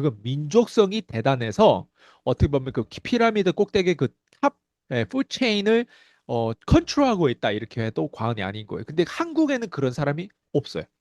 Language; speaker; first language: Korean; non-native, fluent; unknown